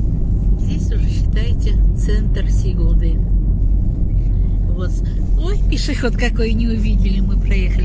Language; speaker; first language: Russian; native; Russian